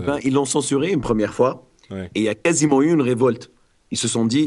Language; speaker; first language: French; non-native, local second language; Arabic